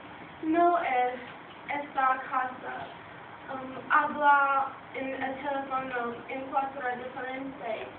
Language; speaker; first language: Spanish; non-native, learner; English